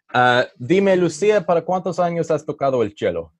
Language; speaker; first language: Spanish; non-native, learner; English